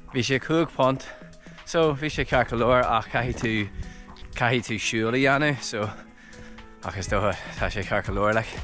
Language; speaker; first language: Irish; non-native, local second language; English